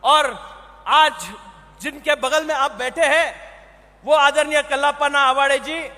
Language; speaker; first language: Hindi; non-native, local second language; Marathi